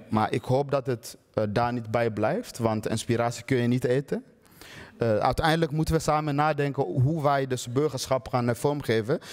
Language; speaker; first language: Dutch; early bilingual, other home language; Swahili